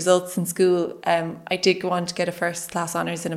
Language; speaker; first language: English; native; English